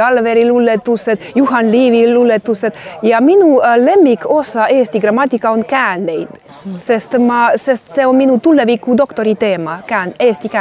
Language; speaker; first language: Estonian; non-native, learner; Croatian